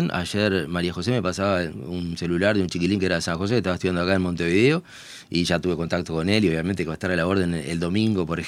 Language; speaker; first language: Spanish; native; Spanish